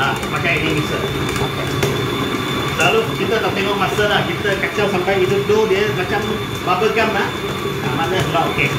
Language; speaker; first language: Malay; non-native, local second language; Chinese